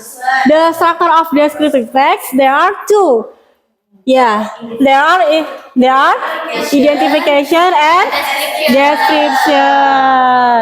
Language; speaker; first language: English; non-native, learner; Indonesian